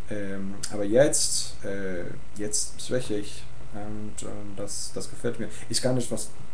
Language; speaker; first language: German; non-native, learner; English